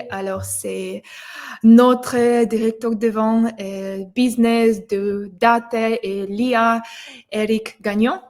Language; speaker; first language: French; non-native, fluent; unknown